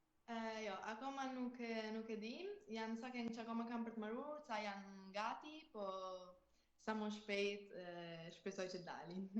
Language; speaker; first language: Albanian; early bilingual, heritage; Albanian